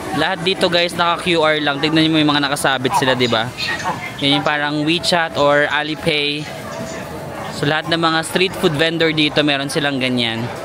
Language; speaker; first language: Filipino; non-native, local second language; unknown